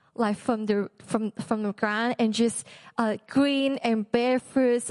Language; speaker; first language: English; non-native, local second language; Cantonese